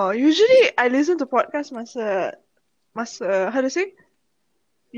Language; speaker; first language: English; non-native, local second language; Malay